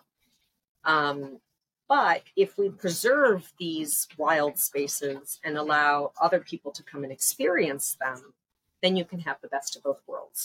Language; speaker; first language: English; native; English